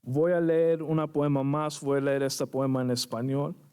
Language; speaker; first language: Spanish; early bilingual, heritage; Spanish